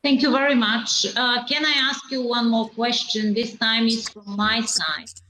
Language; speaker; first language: English; non-native, fluent; Bulgarian